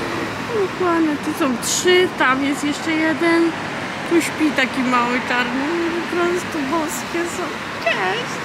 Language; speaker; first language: Polish; native; Polish